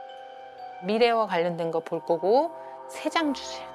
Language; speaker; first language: Korean; native; Korean